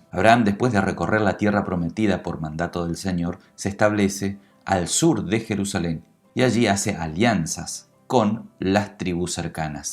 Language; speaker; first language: Spanish; native; Spanish